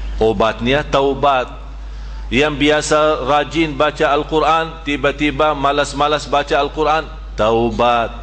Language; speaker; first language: Malay; non-native, fluent; Arabic